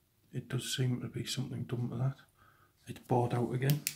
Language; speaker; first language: English; native; English